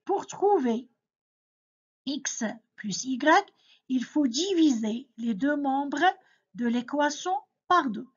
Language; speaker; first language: French; non-native, local second language; Arabic